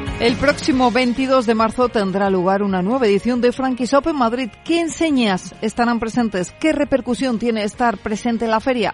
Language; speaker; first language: Spanish; native; Spanish